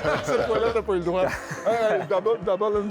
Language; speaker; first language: French; native; French